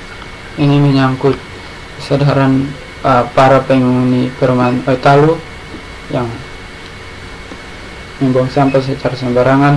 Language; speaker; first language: Indonesian; native; Indonesian